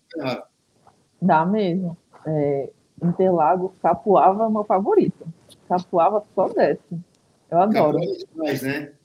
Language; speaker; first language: Portuguese; native; Portuguese